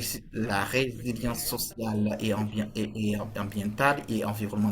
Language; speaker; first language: French; non-native, fluent; Portuguese